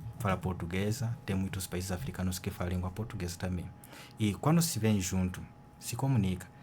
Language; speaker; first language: Portuguese; non-native, fluent; Ganda